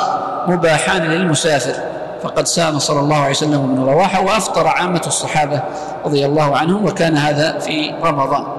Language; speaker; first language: Arabic; native; Arabic